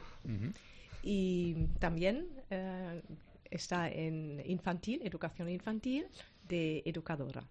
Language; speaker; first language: Spanish; non-native, fluent; German